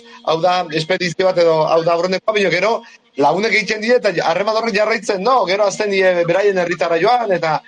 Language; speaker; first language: Basque; native; Basque